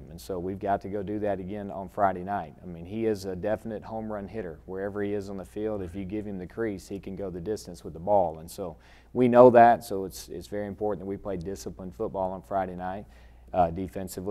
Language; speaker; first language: English; native; English